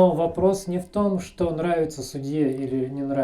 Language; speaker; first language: Russian; native; Russian